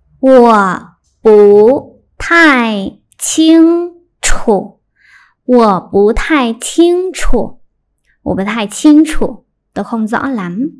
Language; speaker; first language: Chinese; non-native, fluent; Vietnamese